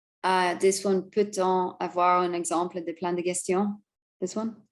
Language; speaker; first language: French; non-native, learner; English